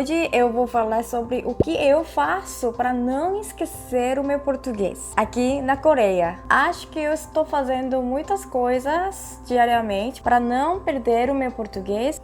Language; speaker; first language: Portuguese; non-native, fluent; Korean